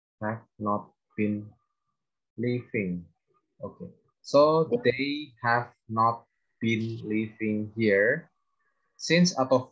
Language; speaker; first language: English; non-native, fluent; Indonesian